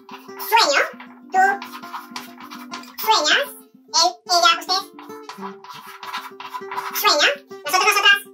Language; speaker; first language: Spanish; non-native, learner; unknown